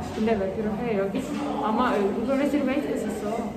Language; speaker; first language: Korean; non-native, learner; Russian